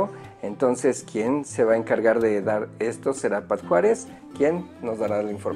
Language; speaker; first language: Spanish; native; Spanish